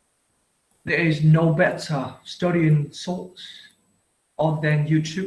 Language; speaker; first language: English; non-native, fluent; Vietnamese